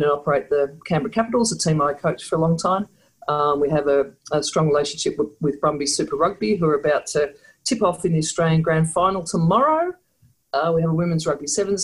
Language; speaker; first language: English; native; English